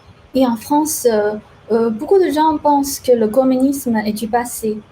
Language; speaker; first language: French; non-native, fluent; Chinese